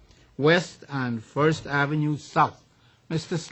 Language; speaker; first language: English; native; English